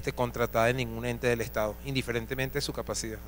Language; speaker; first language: Spanish; native; Spanish